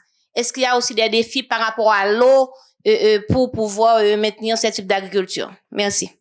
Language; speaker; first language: French; non-native, local second language; Haitian Creole